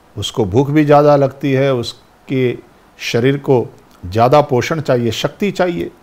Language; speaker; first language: Hindi; non-native, local second language; Gujarati